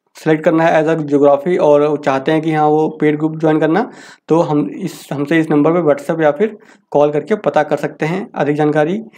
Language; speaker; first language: Hindi; native; Hindi